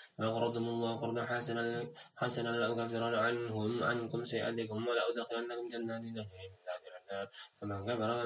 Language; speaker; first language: Arabic; non-native, learner; Indonesian